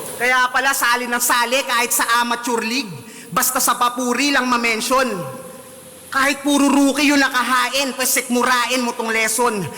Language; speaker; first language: Filipino; native; Filipino